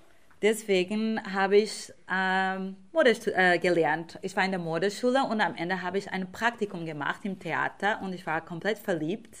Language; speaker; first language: German; non-native, fluent; Portuguese